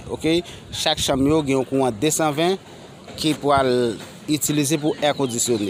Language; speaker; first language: French; non-native, learner; Haitian Creole